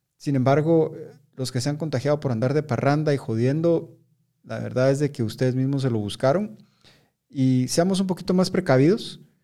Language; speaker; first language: Spanish; native; Spanish